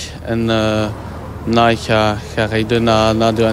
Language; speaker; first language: Dutch; non-native, learner; French